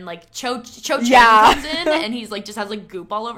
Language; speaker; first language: English; native; English